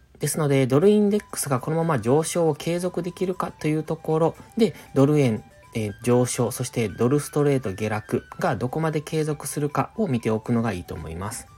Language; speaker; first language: Japanese; native; Japanese